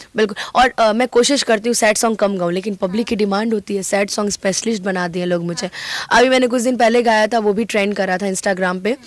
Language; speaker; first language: Hindi; native; Hindi